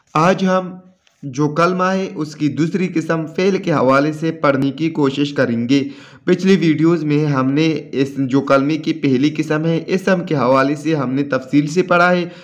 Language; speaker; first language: Urdu; non-native, local second language; Pashto